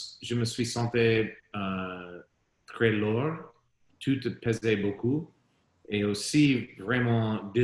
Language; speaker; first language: French; non-native, learner; English